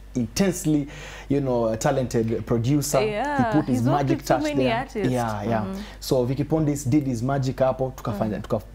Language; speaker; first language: Swahili; native; Swahili